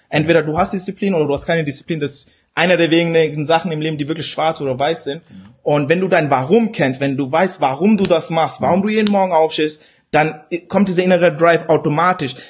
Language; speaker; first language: German; early bilingual, other home language; Urdu